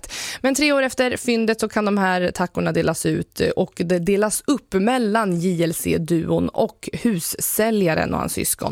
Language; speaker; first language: Swedish; native; Swedish